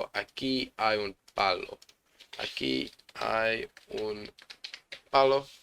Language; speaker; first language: Spanish; non-native, learner; English